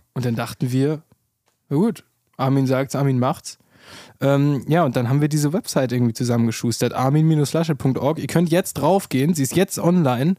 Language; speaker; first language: German; native; German